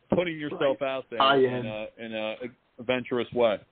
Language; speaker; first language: English; native; English